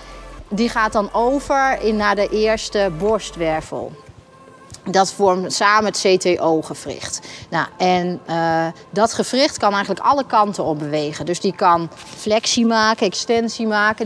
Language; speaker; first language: Dutch; native; Dutch